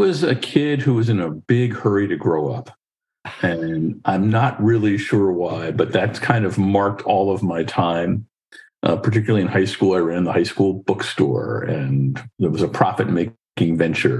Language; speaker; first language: English; native; English